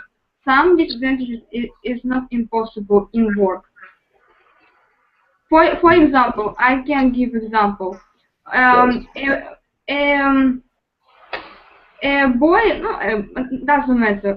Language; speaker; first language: English; non-native, learner; Russian